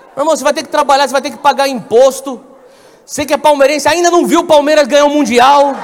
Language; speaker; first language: Portuguese; native; Portuguese